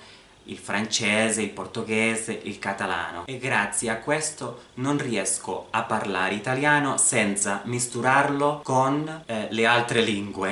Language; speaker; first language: Italian; non-native, learner; Spanish